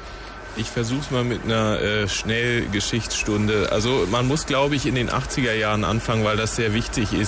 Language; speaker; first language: German; native; German